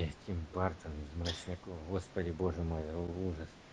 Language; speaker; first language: Russian; native; Russian